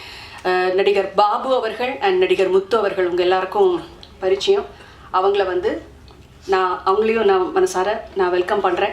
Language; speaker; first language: Tamil; native; Tamil